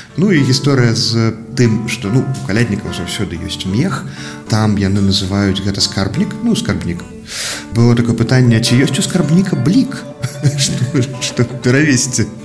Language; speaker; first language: Belarusian; native; Belarusian